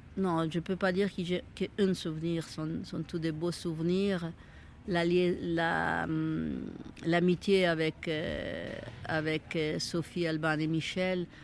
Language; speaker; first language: French; non-native, fluent; Italian